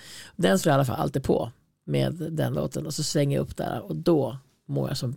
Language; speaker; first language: Swedish; native; Swedish